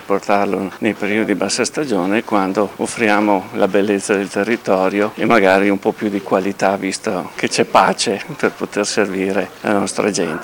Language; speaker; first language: Italian; native; Italian